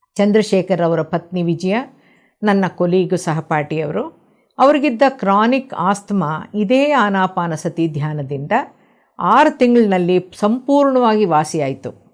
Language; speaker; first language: Kannada; non-native, local second language; Telugu